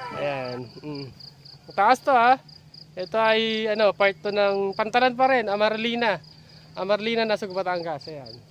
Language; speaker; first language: Filipino; native; Filipino